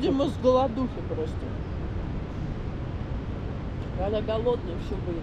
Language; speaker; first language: Russian; native; Russian